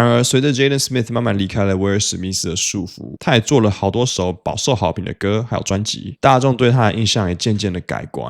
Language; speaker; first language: Chinese; native; Chinese